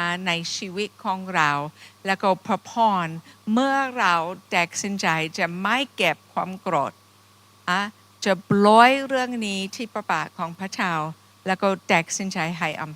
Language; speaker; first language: Thai; non-native, fluent; English